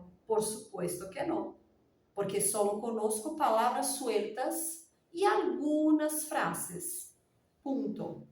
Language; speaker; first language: Spanish; non-native, fluent; Portuguese